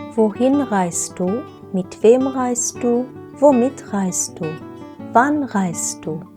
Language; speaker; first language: German; non-native, fluent; Turkish